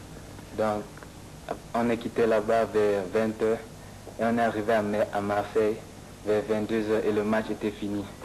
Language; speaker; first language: French; non-native, fluent; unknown